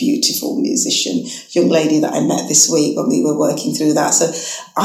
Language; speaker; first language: English; native; English